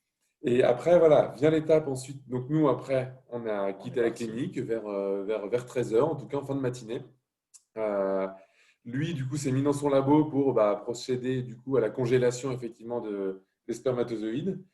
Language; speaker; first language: French; native; French